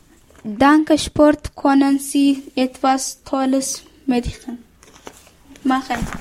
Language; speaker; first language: German; non-native, learner; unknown